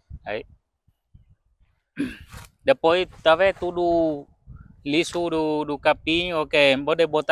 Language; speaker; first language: Portuguese; non-native, learner; Vietnamese